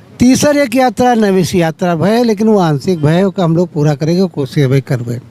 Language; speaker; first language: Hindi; native; Hindi